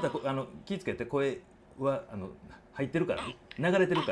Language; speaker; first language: Japanese; native; Japanese